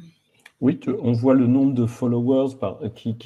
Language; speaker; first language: French; native; French